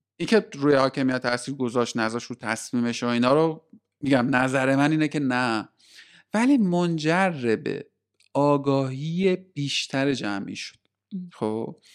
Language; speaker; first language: Persian; native; Persian